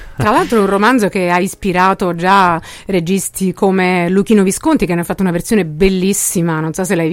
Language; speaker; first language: Italian; native; Italian